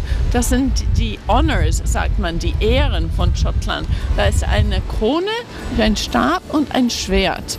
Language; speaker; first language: German; non-native, fluent; English